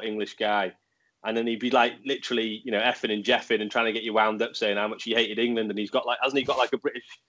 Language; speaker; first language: English; native; English